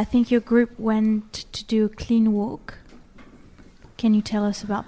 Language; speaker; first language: English; non-native, learner; French